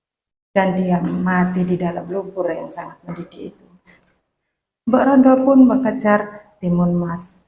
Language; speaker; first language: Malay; non-native, local second language; Javanese